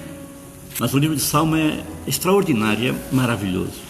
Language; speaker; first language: Portuguese; native; Portuguese